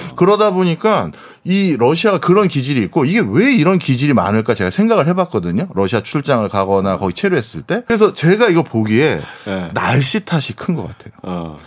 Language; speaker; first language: Korean; native; Korean